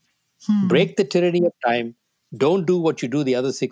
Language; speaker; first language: English; non-native, local second language; Tamil